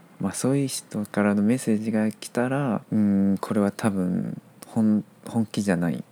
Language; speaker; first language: Japanese; non-native, fluent; Chinese